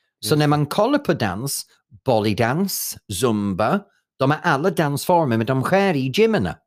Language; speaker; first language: Swedish; non-native, fluent; English